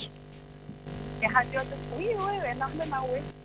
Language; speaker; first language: French; non-native, fluent; Portuguese